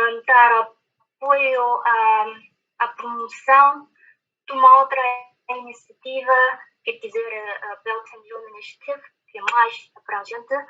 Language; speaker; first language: Portuguese; non-native, fluent; Chinese